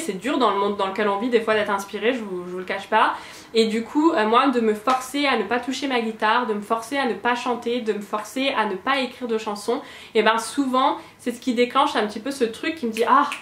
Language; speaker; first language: French; native; French